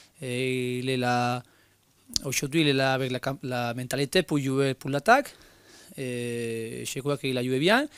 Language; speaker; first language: French; non-native, learner; Spanish